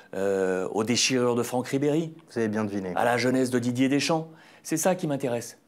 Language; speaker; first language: French; native; French